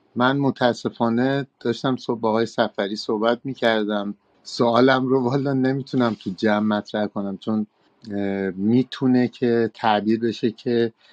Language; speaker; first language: Persian; native; Persian